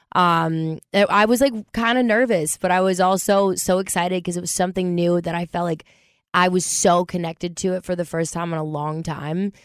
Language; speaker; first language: English; native; English